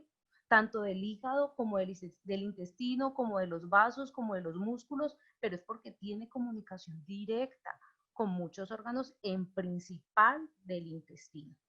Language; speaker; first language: Spanish; native; Spanish